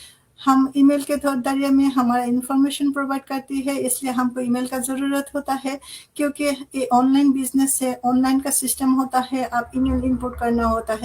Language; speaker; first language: Hindi; non-native, fluent; Bangla